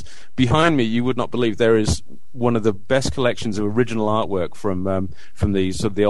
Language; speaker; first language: English; native; English